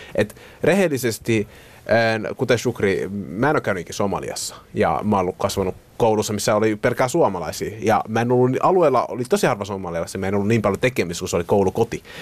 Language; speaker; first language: Finnish; early bilingual, other home language; Somali